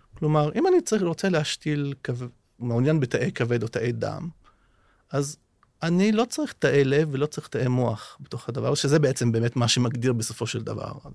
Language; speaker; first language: Hebrew; non-native, local second language; Arabic